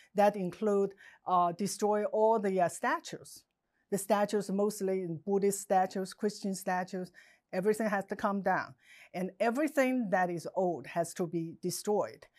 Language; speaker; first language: English; non-native, fluent; Chinese